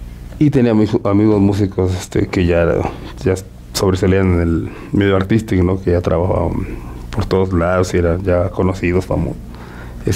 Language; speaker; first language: Spanish; native; Spanish